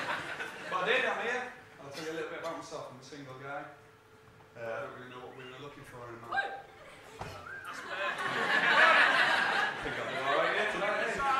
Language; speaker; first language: English; native; English